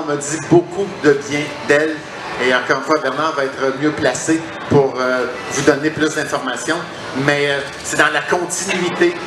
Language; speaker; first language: French; native; French